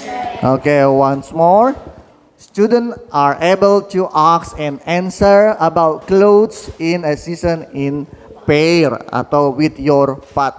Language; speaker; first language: English; non-native, fluent; Indonesian